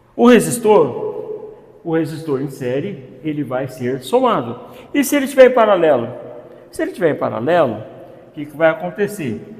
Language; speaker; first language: Portuguese; native; Portuguese